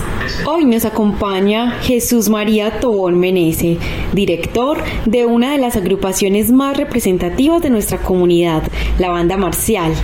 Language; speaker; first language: Spanish; native; Spanish